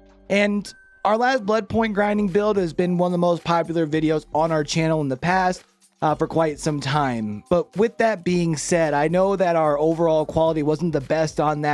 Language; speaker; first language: English; native; English